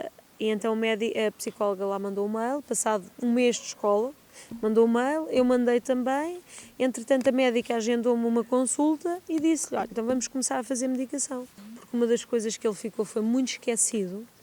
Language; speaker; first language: Portuguese; native; Portuguese